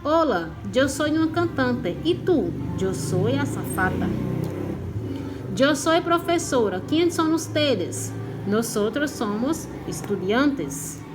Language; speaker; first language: Spanish; non-native, fluent; Portuguese